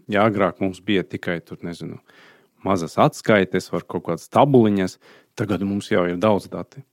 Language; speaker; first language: Latvian; non-native, fluent; Azerbaijani